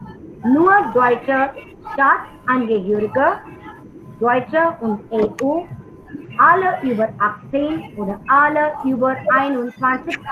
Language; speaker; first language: German; non-native, learner; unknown